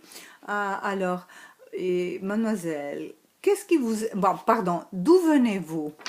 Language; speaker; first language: French; non-native, learner; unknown